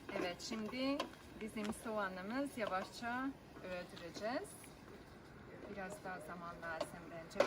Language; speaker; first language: Turkish; non-native, fluent; Hungarian